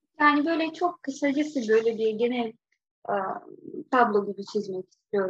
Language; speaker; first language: Turkish; non-native, fluent; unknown